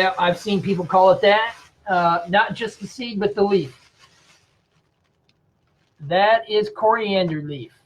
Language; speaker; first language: English; native; English